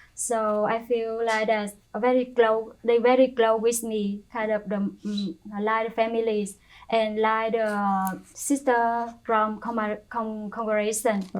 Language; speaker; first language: English; non-native, learner; Vietnamese